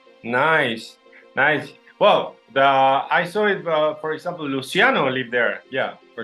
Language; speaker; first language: English; non-native, learner; Spanish